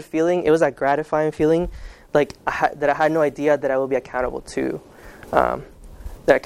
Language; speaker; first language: English; early bilingual, other home language; Spanish